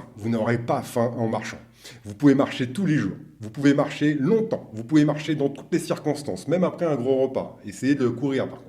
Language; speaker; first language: French; native; French